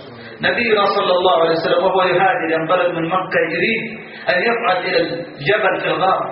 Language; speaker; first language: Arabic; native; Arabic